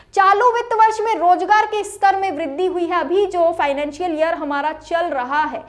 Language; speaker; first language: Hindi; native; Hindi